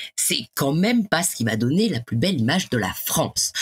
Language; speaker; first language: French; native; French